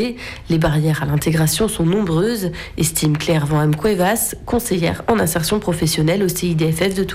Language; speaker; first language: French; native; French